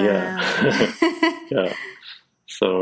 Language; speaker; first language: English; non-native, learner; Japanese